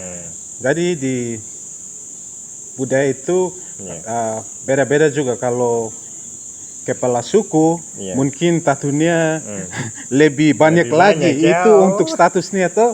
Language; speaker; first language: Indonesian; non-native, fluent; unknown